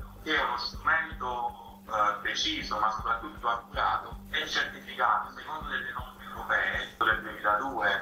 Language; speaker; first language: Italian; native; Italian